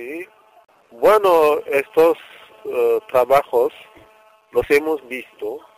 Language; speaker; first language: Spanish; non-native, fluent; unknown